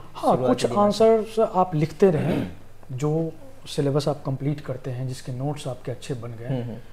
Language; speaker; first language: Hindi; native; Hindi